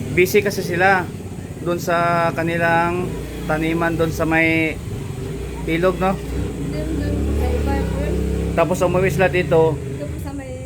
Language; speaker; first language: Filipino; native; Filipino